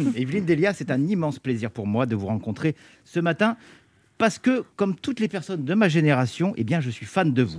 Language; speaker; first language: French; native; French